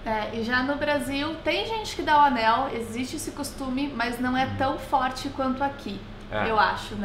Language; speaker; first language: Portuguese; native; Portuguese